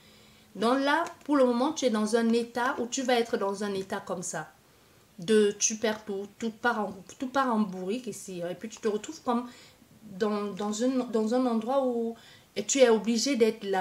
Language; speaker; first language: French; native; French